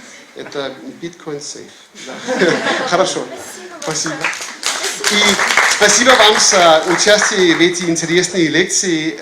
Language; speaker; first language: Russian; non-native, fluent; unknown